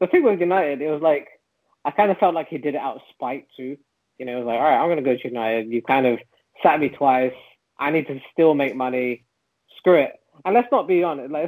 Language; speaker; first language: English; native; English